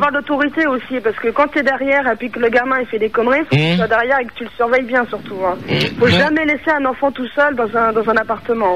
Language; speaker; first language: French; native; French